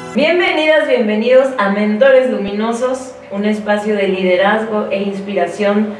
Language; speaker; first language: Spanish; native; Spanish